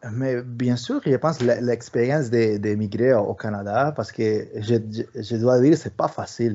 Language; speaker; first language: French; early bilingual, other home language; Spanish